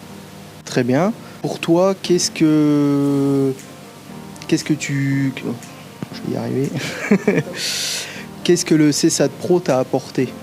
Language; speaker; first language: French; native; French